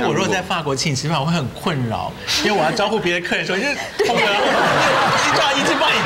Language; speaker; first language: Chinese; native; Chinese